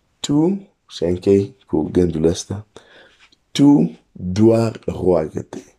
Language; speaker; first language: Romanian; non-native, fluent; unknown